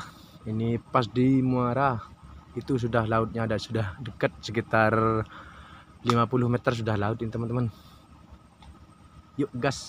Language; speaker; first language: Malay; non-native, local second language; Javanese